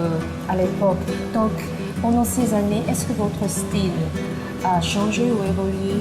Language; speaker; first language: French; non-native, fluent; Chinese